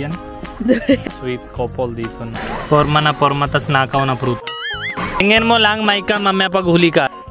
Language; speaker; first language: Filipino; non-native, learner; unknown